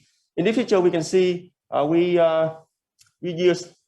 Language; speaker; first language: English; non-native, learner; Vietnamese